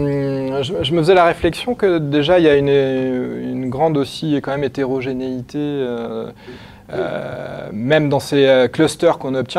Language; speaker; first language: French; native; French